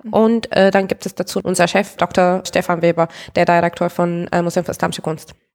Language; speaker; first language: German; non-native, fluent; Arabic